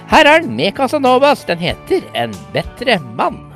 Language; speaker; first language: Norwegian; native; Norwegian